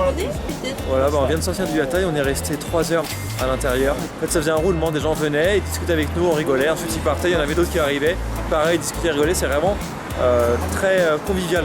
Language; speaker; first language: French; native; French